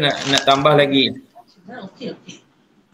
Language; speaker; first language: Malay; non-native, local second language; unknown